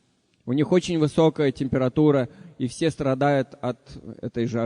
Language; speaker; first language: Russian; native; Russian